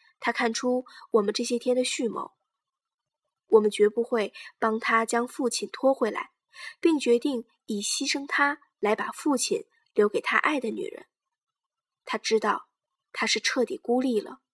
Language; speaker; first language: Chinese; native; Chinese